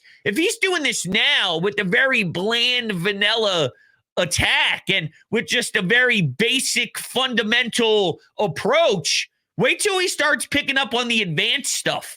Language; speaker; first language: English; native; English